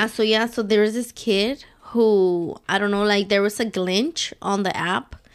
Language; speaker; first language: English; early bilingual, other home language; Spanish